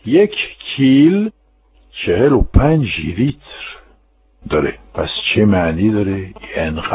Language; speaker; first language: Persian; non-native, fluent; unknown